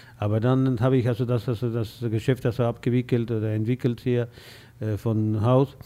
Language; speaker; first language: German; non-native, fluent; Spanish